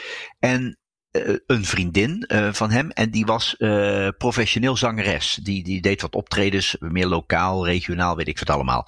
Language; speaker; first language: Dutch; native; Dutch